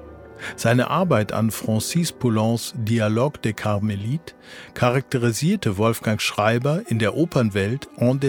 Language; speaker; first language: German; native; German